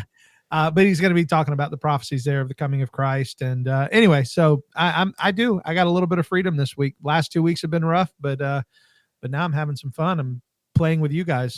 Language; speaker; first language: English; native; English